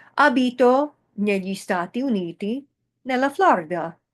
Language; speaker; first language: Italian; non-native, fluent; English